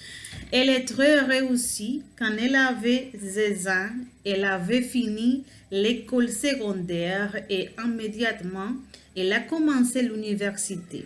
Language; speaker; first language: French; non-native, learner; Spanish